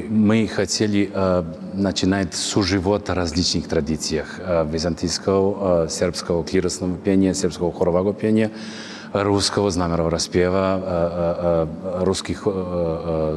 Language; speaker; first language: Russian; non-native, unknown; Serbian